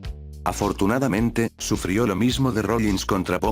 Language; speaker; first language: Spanish; native; Spanish